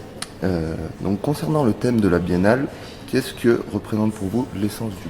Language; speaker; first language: French; native; French